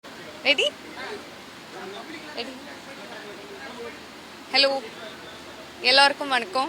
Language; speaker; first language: Tamil; non-native, fluent; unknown